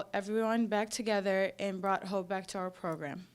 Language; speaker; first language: English; non-native, fluent; Arabic